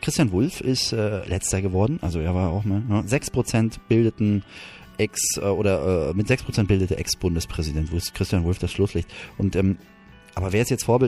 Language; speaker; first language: German; native; German